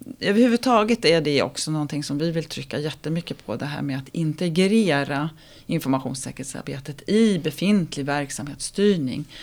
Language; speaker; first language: Swedish; native; Swedish